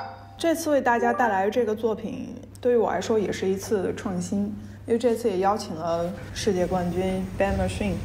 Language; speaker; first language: Chinese; native; Chinese